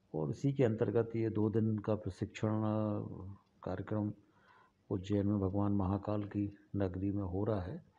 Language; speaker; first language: Hindi; native; Hindi